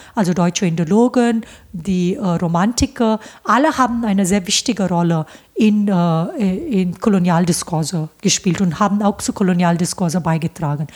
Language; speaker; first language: German; non-native, fluent; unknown